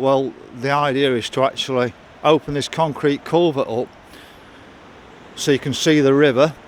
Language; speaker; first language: English; native; English